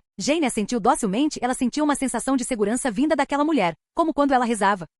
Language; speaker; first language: Portuguese; native; Portuguese